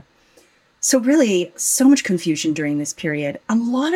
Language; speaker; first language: English; native; English